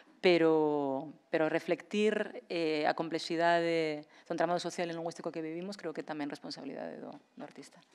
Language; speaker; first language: Galician; non-native, local second language; Spanish